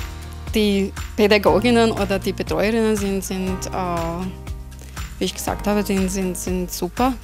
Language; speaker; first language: German; non-native, fluent; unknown